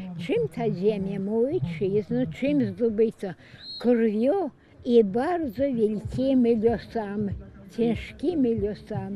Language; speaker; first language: Polish; early bilingual, heritage; Polish